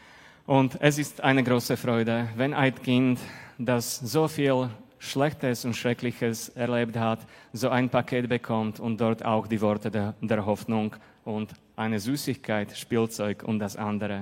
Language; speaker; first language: German; non-native, fluent; Slovak